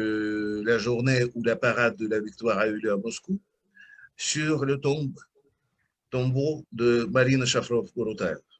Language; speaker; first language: French; non-native, fluent; Russian